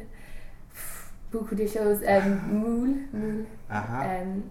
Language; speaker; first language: French; non-native, learner; English